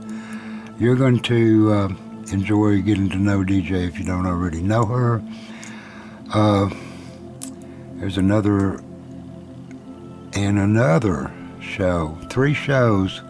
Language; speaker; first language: English; native; English